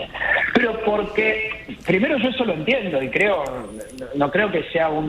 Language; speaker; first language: Spanish; native; Spanish